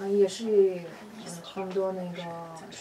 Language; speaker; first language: Chinese; non-native, learner; Russian